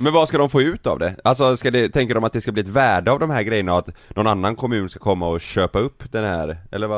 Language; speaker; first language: Swedish; native; Swedish